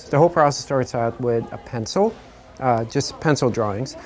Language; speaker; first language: English; native; English